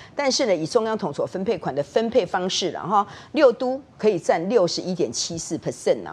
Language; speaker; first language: Chinese; native; Chinese